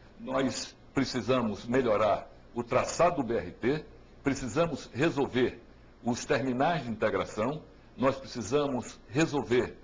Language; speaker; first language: Portuguese; native; Portuguese